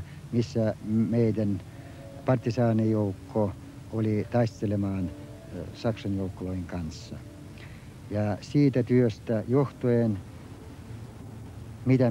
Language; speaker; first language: Finnish; early bilingual, heritage; Finnish